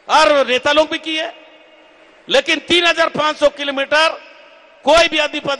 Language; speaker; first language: Hindi; native; Hindi